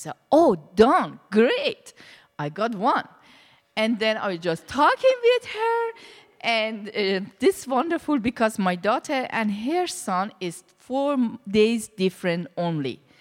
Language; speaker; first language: English; non-native, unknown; Persian